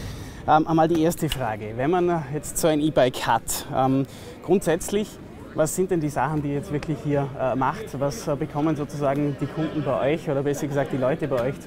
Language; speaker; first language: German; native; German